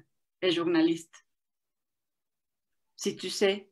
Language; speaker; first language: French; non-native, fluent; Spanish